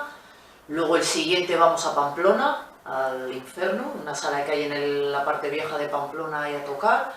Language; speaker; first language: Spanish; native; Spanish